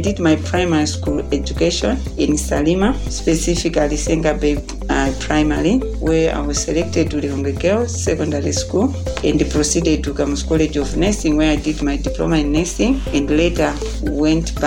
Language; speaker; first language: English; non-native, local second language; Nyanja